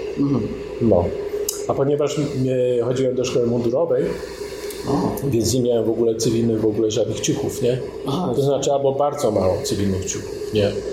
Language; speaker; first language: Polish; native; Polish